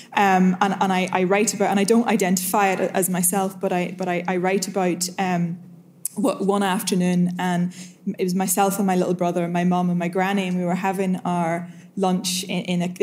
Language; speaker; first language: English; native; English